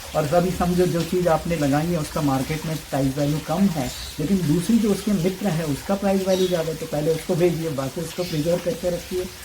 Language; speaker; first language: Hindi; non-native, local second language; Marathi